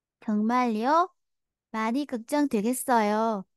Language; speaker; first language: Korean; non-native, fluent; Vietnamese